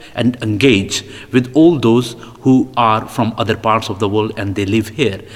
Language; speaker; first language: English; non-native, local second language; Punjabi